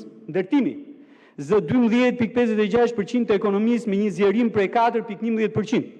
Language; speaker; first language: Albanian; native; Albanian